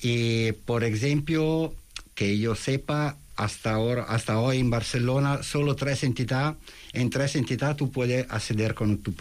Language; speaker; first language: Spanish; non-native, fluent; Italian